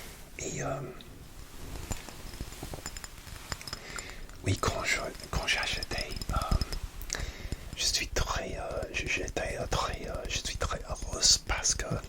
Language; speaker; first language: French; non-native, learner; English